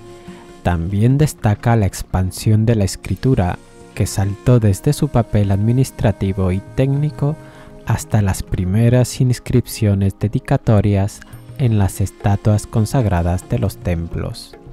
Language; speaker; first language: Spanish; native; Spanish